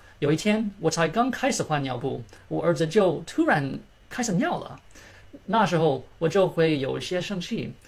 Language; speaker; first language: Chinese; early bilingual, heritage; Chinese